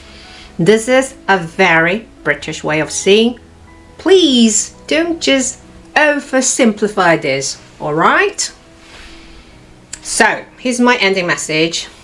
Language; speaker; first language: English; non-native, fluent; Cantonese